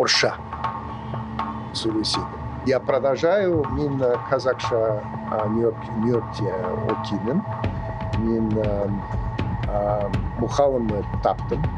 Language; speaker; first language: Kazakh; non-native, learner; English